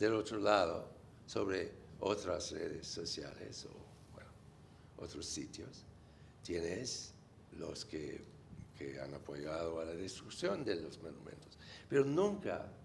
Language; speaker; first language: Spanish; non-native, fluent; English